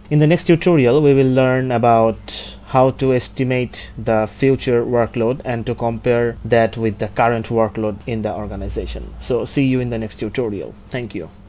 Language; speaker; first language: English; non-native, local second language; Bangla